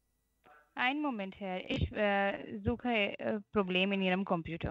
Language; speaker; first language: German; non-native, learner; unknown